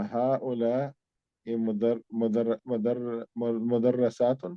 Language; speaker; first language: Arabic; non-native, learner; Urdu